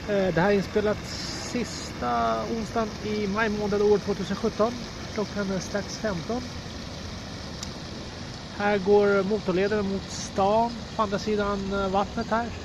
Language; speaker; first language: Swedish; native; Swedish